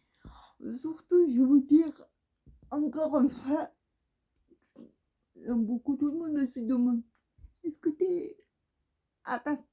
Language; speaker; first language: French; non-native, learner; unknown